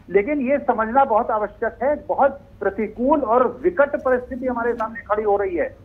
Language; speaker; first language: Hindi; native; Hindi